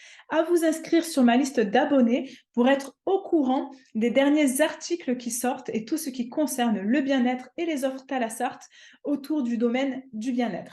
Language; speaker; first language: French; native; French